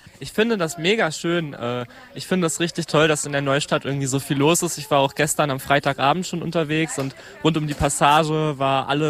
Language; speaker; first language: German; native; German